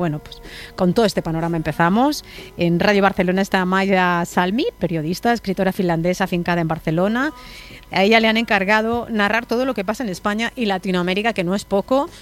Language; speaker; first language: Spanish; native; Spanish